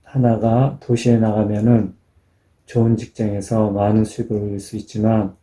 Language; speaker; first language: Korean; native; Korean